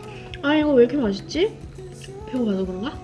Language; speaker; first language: Korean; non-native, fluent; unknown